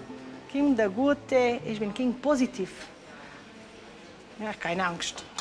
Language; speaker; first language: German; non-native, learner; Portuguese